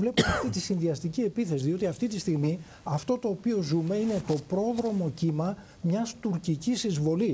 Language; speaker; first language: Greek; native; Greek